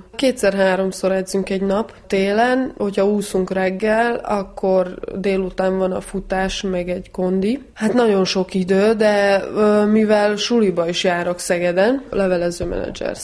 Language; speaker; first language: Hungarian; early bilingual, heritage; Hungarian